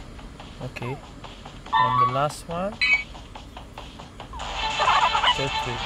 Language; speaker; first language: English; non-native, local second language; Malay